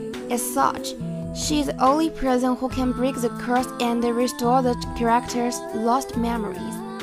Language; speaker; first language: English; non-native, fluent; Chinese